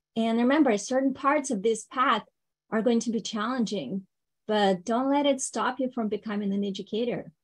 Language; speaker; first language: English; non-native, fluent; Ukrainian